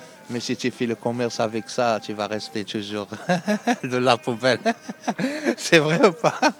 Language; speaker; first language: French; non-native, learner; Arabic